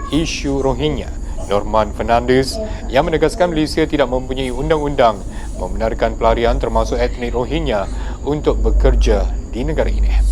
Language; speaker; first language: Malay; native; Malay